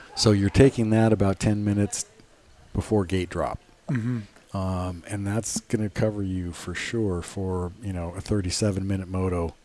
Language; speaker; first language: English; native; English